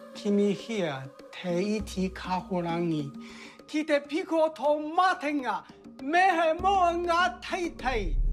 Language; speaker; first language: Māori; non-native, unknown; Chinese